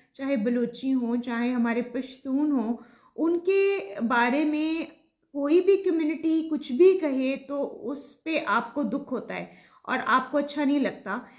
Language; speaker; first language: Urdu; native; Urdu